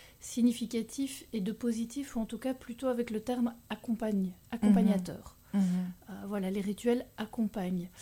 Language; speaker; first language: French; native; French